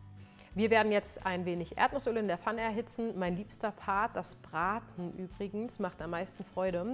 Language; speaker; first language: German; native; German